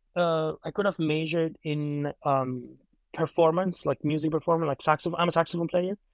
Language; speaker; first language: English; non-native, fluent; Italian